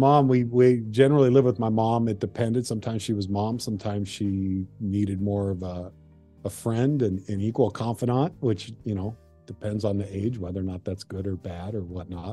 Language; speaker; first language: English; native; English